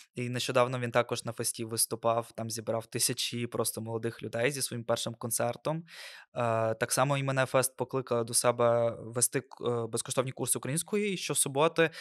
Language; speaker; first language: Ukrainian; non-native, local second language; Russian